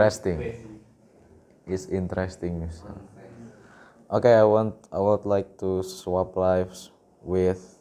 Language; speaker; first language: English; non-native, fluent; Indonesian